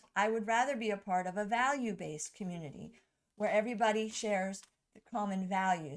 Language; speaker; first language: English; native; English